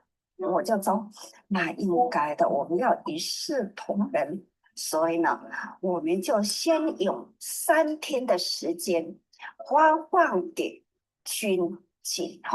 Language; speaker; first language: Chinese; native; Chinese